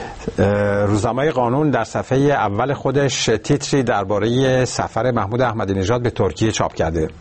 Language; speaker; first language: Persian; native; Persian